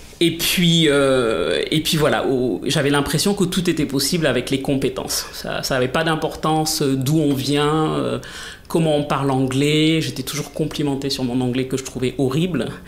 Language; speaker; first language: French; native; French